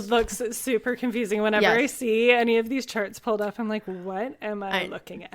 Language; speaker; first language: English; native; English